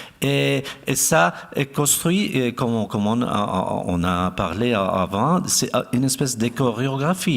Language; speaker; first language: French; non-native, fluent; Spanish